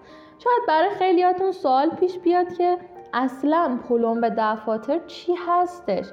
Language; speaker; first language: Persian; native; Persian